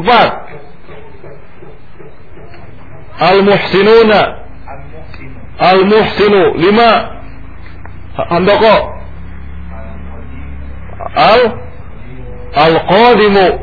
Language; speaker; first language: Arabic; non-native, learner; Indonesian